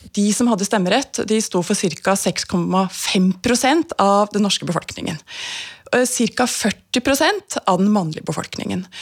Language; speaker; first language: Norwegian; native; Norwegian